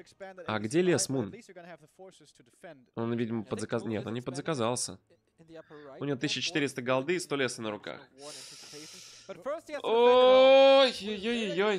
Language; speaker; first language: Russian; native; Russian